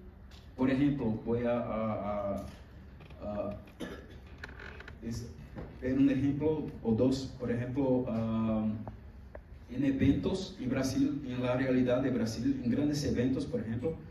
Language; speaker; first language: Spanish; non-native, fluent; Portuguese